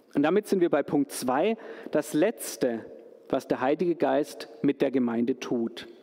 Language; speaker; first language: German; native; German